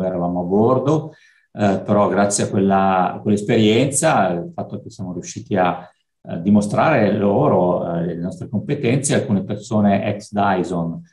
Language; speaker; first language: Italian; native; Italian